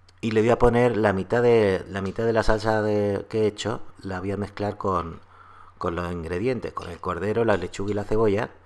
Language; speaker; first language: Spanish; native; Spanish